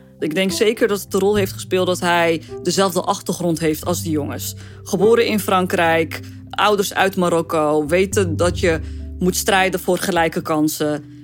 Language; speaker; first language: Dutch; early bilingual, other home language; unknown